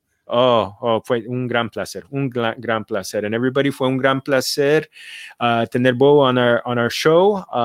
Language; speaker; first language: Spanish; non-native, learner; English